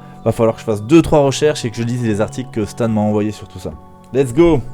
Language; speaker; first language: French; native; French